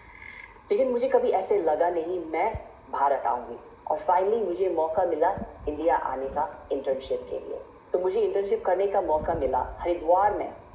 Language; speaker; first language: Hindi; non-native, fluent; English